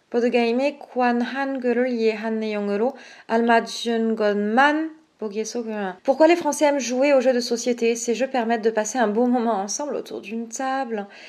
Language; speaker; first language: French; native; French